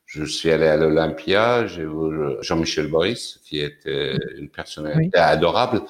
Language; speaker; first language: French; non-native, fluent; Persian